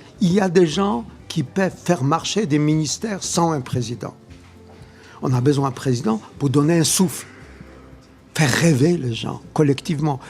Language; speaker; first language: French; non-native, fluent; Polish